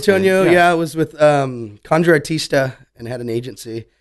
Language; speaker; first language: English; native; English